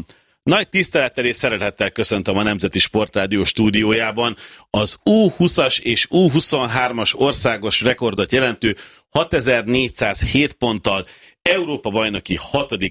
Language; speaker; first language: Hungarian; native; Hungarian